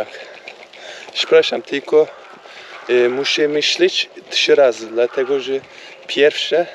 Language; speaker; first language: Polish; non-native, learner; Turkish